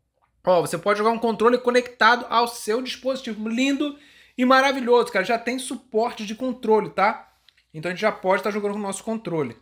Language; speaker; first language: Portuguese; native; Portuguese